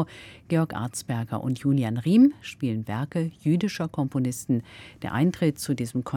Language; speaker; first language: German; native; German